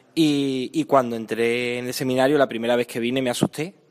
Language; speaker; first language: Spanish; native; Spanish